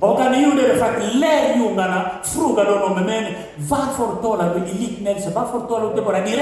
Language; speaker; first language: Swedish; non-native, fluent; Lingala